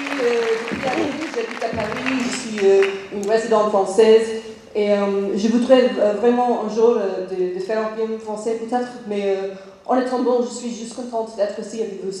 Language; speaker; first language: French; non-native, learner; English